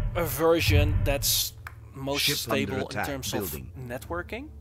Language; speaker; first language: English; non-native, fluent; Dutch